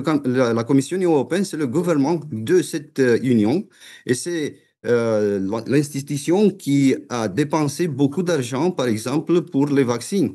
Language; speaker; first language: French; non-native, fluent; Romanian